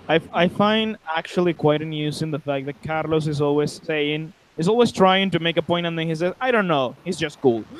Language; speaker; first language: English; non-native, fluent; Spanish